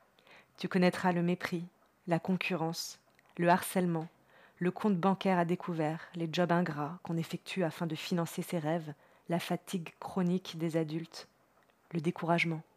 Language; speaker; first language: French; native; French